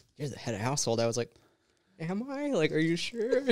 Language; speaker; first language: English; native; English